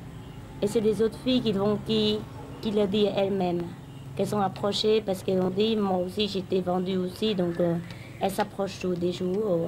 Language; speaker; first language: French; non-native, learner; Khmer